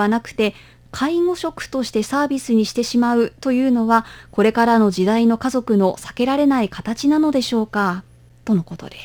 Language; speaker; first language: Japanese; native; Japanese